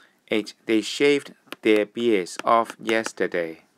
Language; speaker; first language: English; non-native, local second language; Cantonese